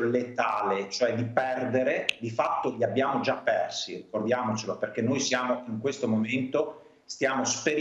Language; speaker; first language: Italian; native; Italian